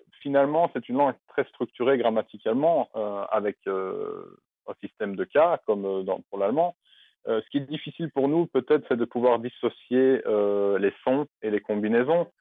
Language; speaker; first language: French; native; French